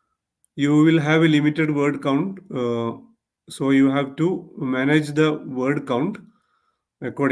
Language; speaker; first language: English; non-native, local second language; Malayalam